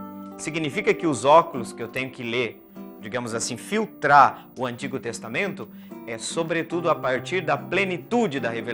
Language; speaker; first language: Portuguese; native; Portuguese